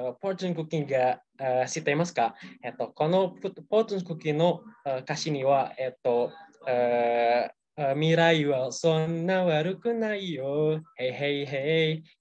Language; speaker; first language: Japanese; non-native, learner; Indonesian